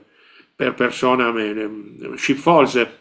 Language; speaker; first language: Albanian; non-native, learner; Italian